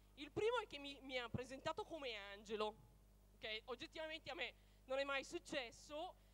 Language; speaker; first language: Italian; native; Italian